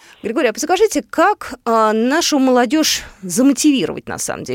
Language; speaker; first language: Russian; native; Russian